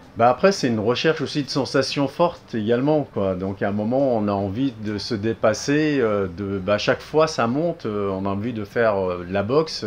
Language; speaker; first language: French; early bilingual, other home language; Arabic